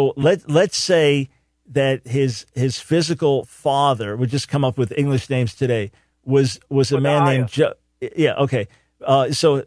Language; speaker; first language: English; native; English